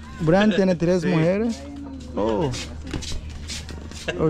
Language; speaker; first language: Spanish; non-native, learner; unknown